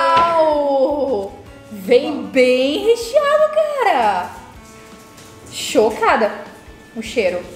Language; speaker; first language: Portuguese; native; Portuguese